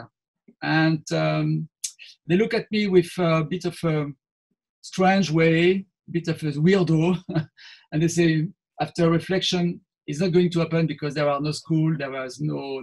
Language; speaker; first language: English; non-native, fluent; French